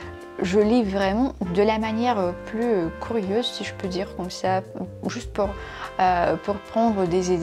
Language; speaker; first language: French; non-native, fluent; Russian